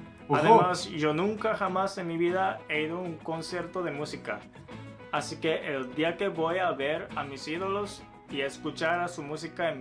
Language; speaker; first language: Spanish; non-native, fluent; Japanese